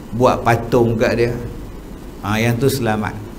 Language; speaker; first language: Malay; native; Malay